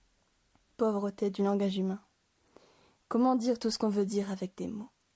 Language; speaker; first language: French; native; French